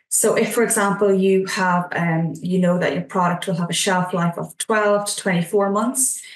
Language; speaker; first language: English; native; English